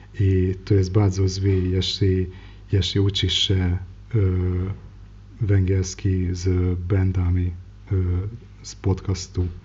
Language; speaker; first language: Polish; non-native, learner; Hungarian